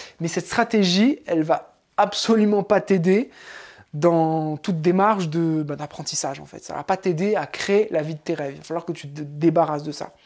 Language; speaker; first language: French; native; French